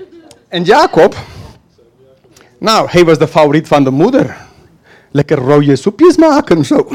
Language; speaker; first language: Dutch; non-native, fluent; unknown